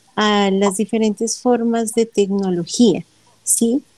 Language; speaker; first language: Spanish; native; Spanish